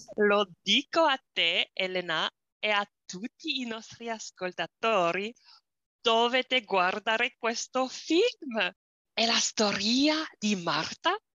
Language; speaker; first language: Italian; non-native, learner; English